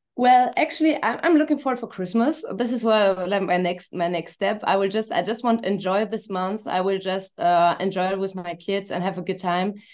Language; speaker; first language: English; non-native, fluent; German